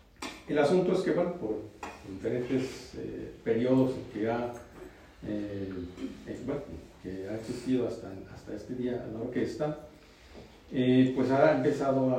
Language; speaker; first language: Spanish; native; Spanish